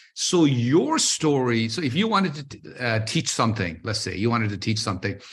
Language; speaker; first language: English; non-native, local second language; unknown